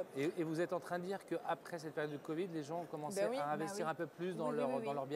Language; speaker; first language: French; non-native, local second language; Arabic